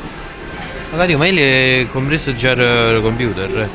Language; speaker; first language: Italian; non-native, learner; Portuguese